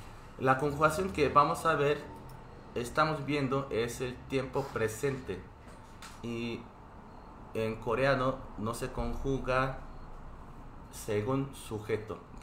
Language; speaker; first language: Spanish; non-native, fluent; Korean